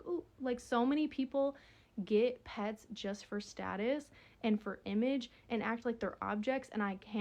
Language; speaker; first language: English; native; English